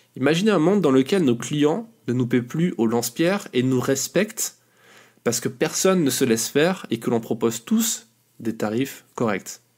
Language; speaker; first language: French; native; French